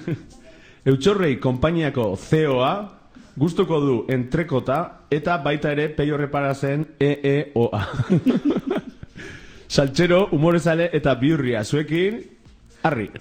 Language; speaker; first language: Basque; native; Basque